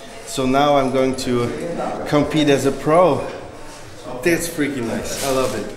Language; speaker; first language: English; non-native, fluent; German